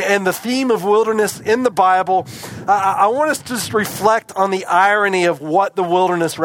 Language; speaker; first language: English; native; English